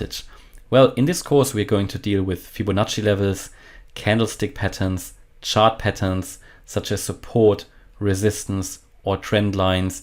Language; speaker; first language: English; non-native, fluent; German